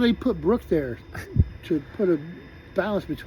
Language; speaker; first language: English; native; English